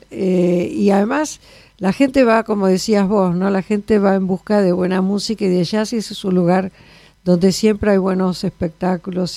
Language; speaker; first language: Spanish; native; Spanish